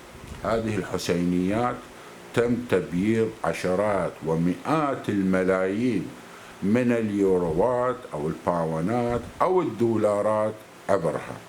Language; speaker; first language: Arabic; native; Arabic